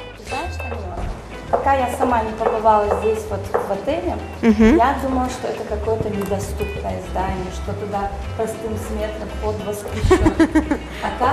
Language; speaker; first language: Russian; native; Russian